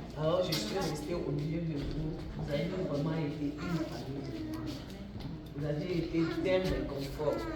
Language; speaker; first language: French; non-native, local second language; Lingala